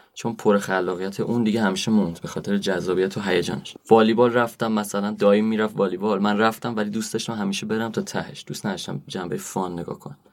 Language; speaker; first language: Persian; native; Persian